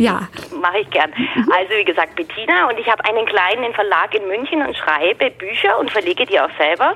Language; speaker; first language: German; native; German